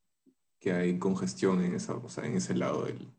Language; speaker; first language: Spanish; native; Spanish